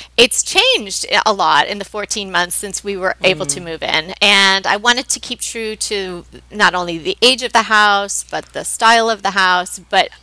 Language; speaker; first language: English; native; English